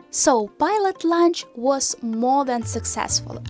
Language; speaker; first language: English; non-native, fluent; Ukrainian